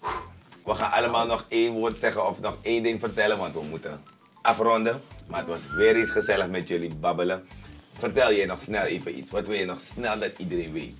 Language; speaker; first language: Dutch; native; Dutch